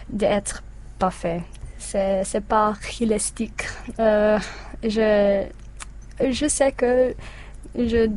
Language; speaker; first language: French; non-native, learner; English